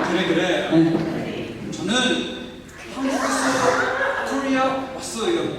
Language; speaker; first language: Korean; non-native, learner; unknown